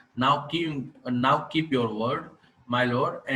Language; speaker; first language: English; non-native, local second language; Gujarati